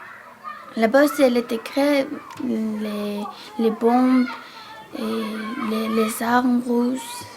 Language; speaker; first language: French; non-native, learner; Georgian